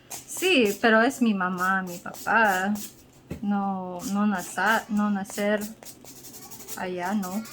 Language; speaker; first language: Spanish; non-native, learner; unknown